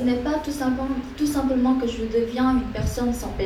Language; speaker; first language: French; non-native, fluent; Korean